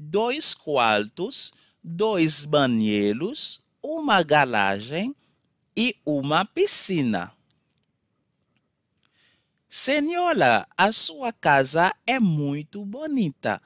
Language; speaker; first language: Portuguese; non-native, fluent; Haitian Creole